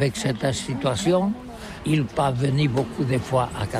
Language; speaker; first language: French; non-native, learner; Catalan